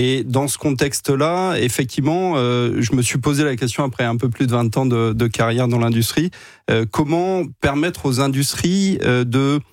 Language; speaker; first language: French; native; French